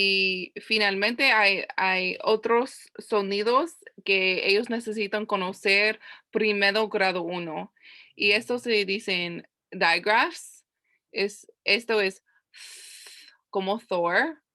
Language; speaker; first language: Spanish; non-native, learner; English